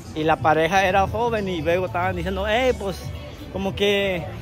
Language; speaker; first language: Spanish; early bilingual, heritage; Spanish